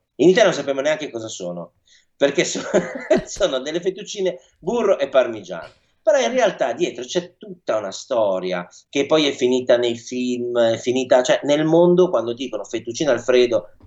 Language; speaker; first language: Italian; native; Italian